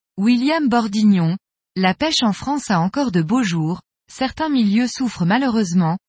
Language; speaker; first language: French; native; French